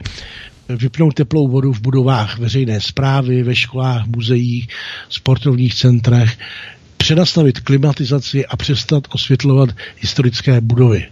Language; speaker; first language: Czech; native; Czech